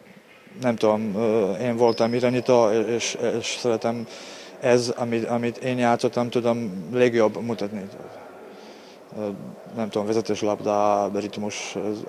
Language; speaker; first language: Hungarian; non-native, learner; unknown